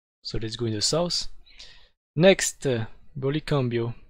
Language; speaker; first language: English; non-native, learner; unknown